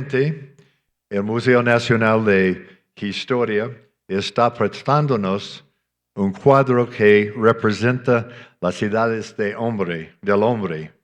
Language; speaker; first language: Spanish; non-native, fluent; English